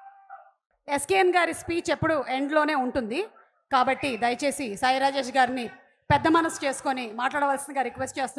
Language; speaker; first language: Telugu; native; Telugu